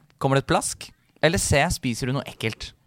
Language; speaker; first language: Norwegian; native; Norwegian